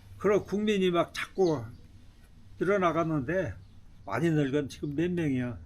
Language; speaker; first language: Korean; native; Korean